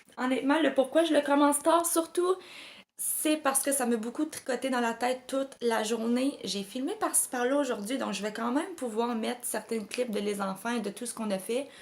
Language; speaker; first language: French; native; French